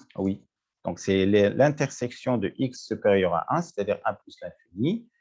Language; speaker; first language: French; non-native, local second language; Arabic